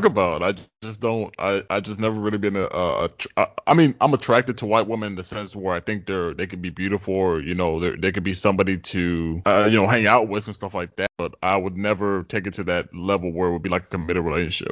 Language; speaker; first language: English; native; English